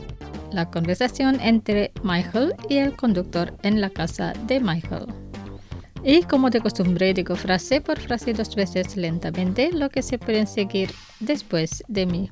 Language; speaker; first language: Spanish; non-native, fluent; Indonesian